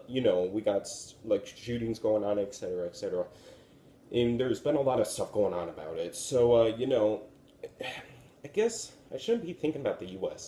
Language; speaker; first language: English; native; English